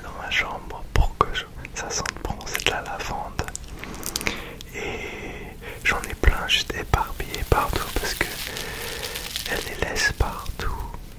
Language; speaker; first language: French; early bilingual, heritage; French